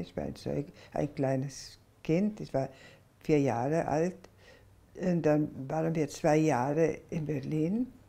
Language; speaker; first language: German; non-native, fluent; Spanish